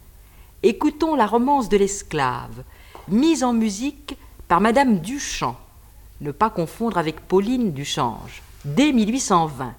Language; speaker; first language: French; native; French